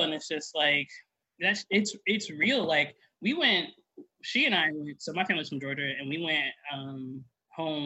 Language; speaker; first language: English; native; English